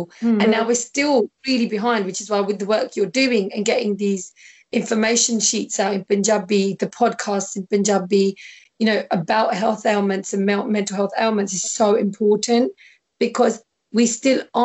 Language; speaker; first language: English; native; English